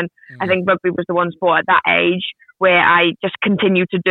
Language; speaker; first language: English; native; English